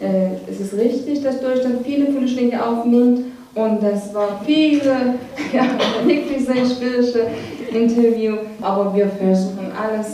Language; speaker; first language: German; non-native, learner; Persian